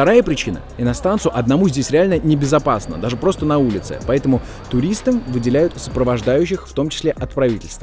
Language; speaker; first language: Russian; native; Russian